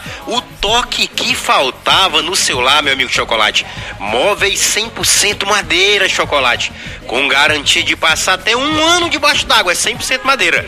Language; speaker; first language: Portuguese; native; Portuguese